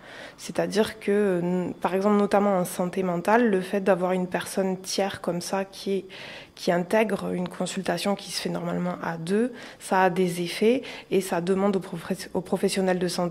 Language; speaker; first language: French; native; French